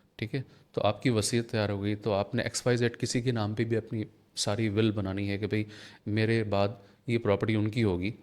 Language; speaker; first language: Hindi; native; Hindi